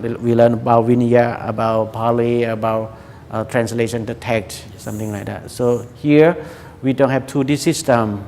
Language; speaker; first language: English; non-native, learner; Khmer